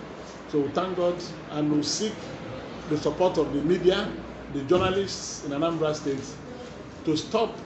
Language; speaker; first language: English; non-native, local second language; Igbo